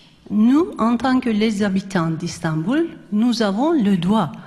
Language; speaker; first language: French; non-native, fluent; Turkish